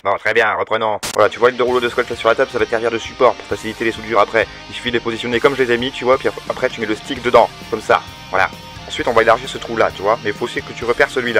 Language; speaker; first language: French; native; French